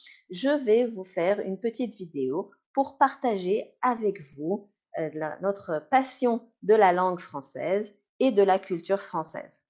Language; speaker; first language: French; native; French